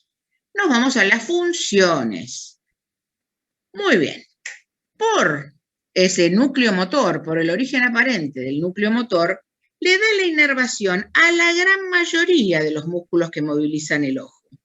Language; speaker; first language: Spanish; native; Spanish